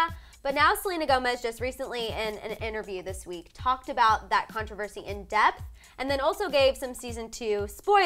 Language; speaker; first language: English; native; English